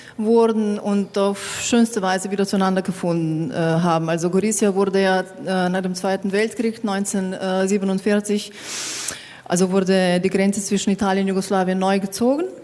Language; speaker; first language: German; non-native, fluent; Slovenian